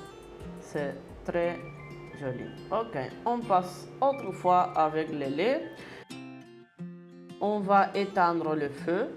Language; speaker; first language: French; non-native, learner; Spanish